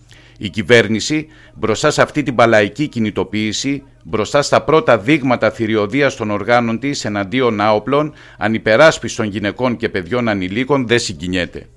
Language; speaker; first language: Greek; native; Greek